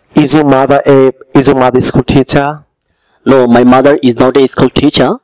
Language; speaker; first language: English; non-native, local second language; Bangla